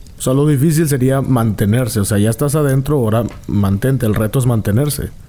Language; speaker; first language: Spanish; native; Spanish